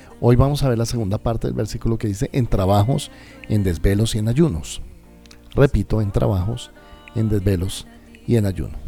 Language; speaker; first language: Spanish; native; Spanish